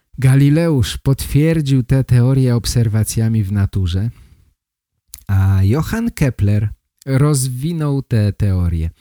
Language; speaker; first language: Polish; native; Polish